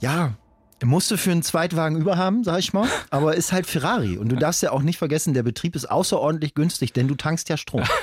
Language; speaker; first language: German; native; German